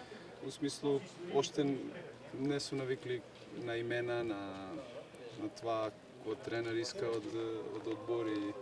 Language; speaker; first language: Bulgarian; non-native, learner; Serbian